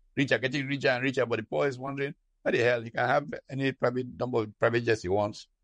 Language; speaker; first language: English; non-native, local second language; Hausa